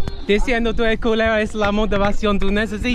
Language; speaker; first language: Spanish; non-native, learner; English